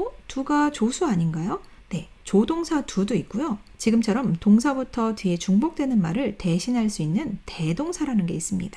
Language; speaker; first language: Korean; native; Korean